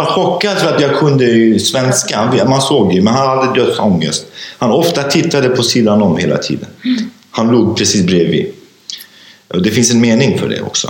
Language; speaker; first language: Swedish; non-native, fluent; Kurdish